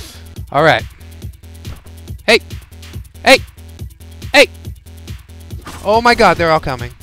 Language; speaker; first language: English; native; English